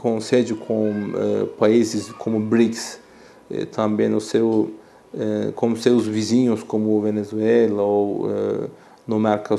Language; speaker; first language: Portuguese; non-native, fluent; Turkish